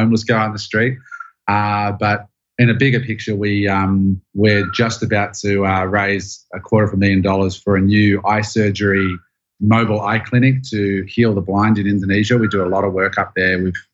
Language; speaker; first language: English; native; English